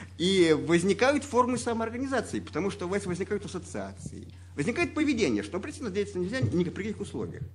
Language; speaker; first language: Russian; native; Russian